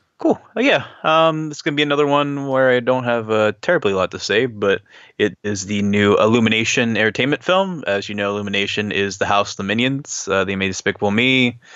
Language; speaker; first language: English; native; English